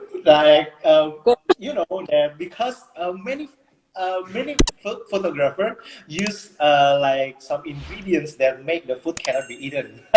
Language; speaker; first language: English; non-native, fluent; Indonesian